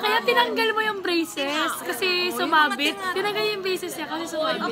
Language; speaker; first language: Filipino; native; Filipino